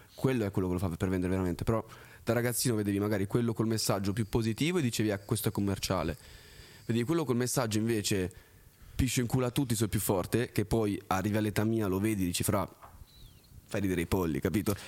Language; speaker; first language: Italian; early bilingual, other home language; French